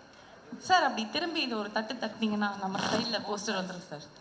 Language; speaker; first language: Tamil; native; Tamil